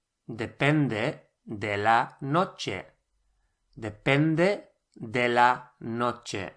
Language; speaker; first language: Spanish; non-native, fluent; English